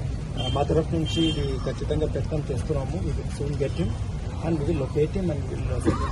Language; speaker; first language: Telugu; non-native, local second language; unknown